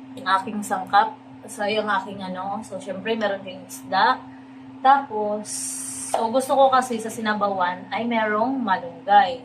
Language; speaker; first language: Filipino; non-native, local second language; Cebuano